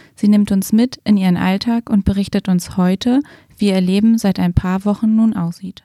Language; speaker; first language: German; native; German